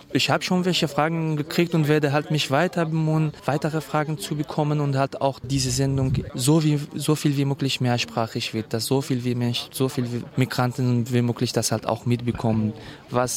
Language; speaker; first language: German; non-native, fluent; Kurdish